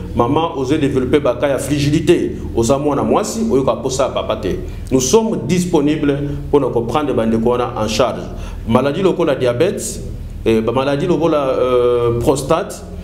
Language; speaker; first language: Lingala; non-native, local second language; Kituba (Democratic Republic of Congo)